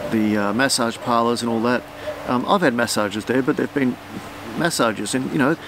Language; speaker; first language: English; native; English